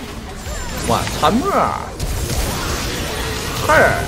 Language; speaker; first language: Chinese; native; Chinese